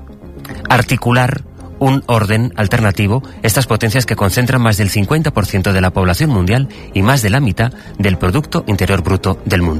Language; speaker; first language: Spanish; native; Spanish